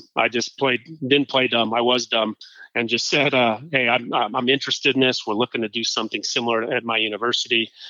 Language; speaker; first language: English; native; English